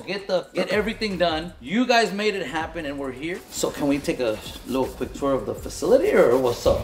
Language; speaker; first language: English; early bilingual, other home language; Spanish